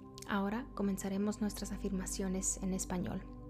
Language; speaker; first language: Spanish; early bilingual, heritage; Spanish